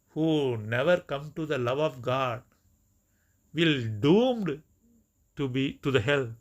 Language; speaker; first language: English; non-native, local second language; Tamil